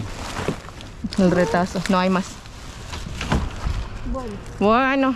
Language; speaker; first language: Spanish; non-native, learner; Filipino